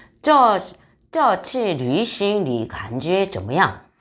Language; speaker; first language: Chinese; non-native, learner; Korean